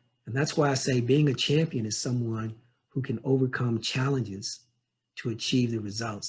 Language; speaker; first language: English; native; English